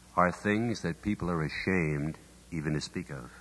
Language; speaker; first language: English; native; English